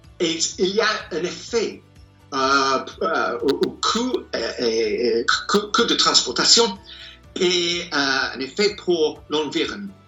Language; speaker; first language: French; non-native, fluent; English